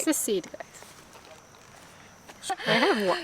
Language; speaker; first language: English; non-native, fluent; Italian